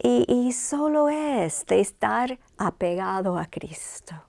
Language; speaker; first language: Spanish; non-native, fluent; English